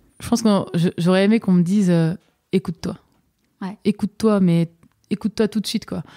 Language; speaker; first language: French; native; French